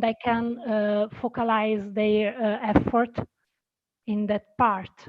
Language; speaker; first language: English; non-native, learner; Italian